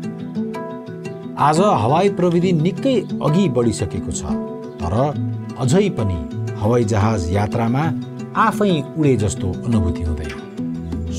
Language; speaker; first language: Nepali; native; Nepali